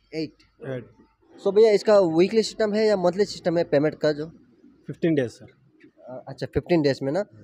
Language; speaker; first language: Hindi; non-native, local second language; Bangla